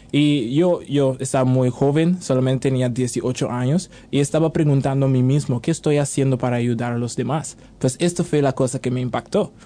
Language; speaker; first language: Spanish; non-native, fluent; Papiamento